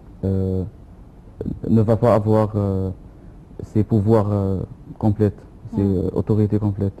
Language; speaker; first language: French; non-native, fluent; Arabic